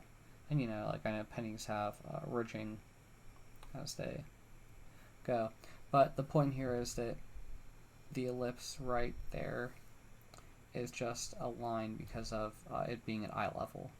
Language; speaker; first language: English; native; English